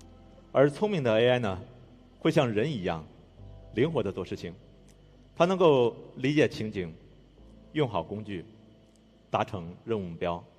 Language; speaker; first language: Chinese; native; Chinese